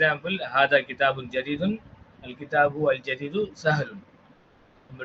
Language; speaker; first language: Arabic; non-native, fluent; Tamil